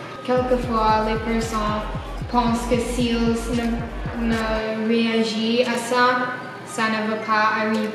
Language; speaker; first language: French; non-native, learner; English